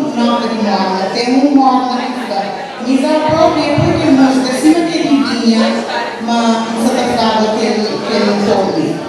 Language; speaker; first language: Portuguese; early bilingual, heritage; Portuguese